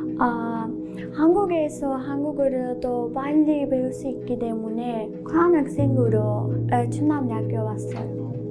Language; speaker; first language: Korean; non-native, learner; Turkish